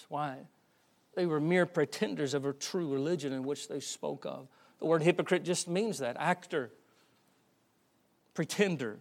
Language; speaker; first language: English; native; English